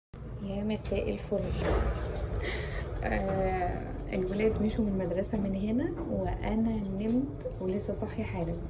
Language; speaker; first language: Arabic; native; Arabic